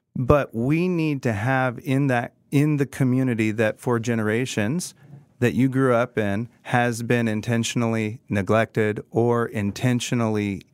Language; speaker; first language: English; native; English